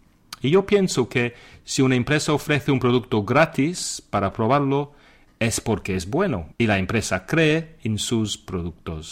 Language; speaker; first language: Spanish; non-native, fluent; English